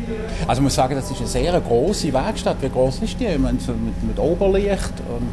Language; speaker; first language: German; native; German